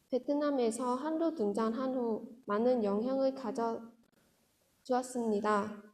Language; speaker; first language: Korean; non-native, fluent; Vietnamese